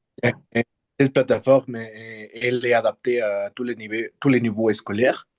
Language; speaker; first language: French; non-native, fluent; Spanish